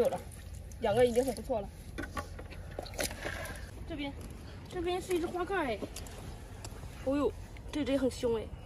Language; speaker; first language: Chinese; native; Chinese